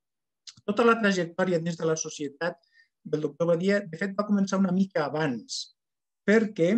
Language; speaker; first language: Catalan; non-native, fluent; Spanish